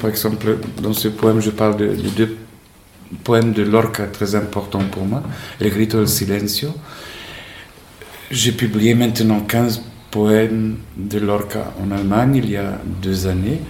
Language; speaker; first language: French; non-native, fluent; Spanish